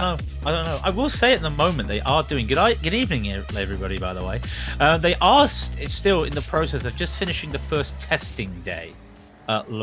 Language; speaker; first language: English; native; English